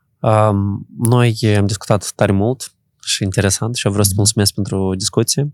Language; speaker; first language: Romanian; native; Romanian